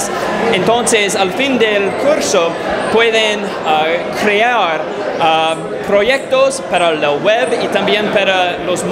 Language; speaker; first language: Spanish; non-native, fluent; English